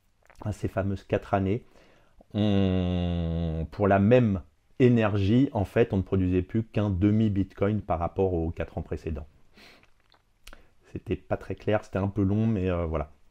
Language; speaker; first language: French; native; French